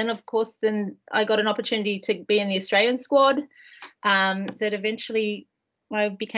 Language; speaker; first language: English; native; English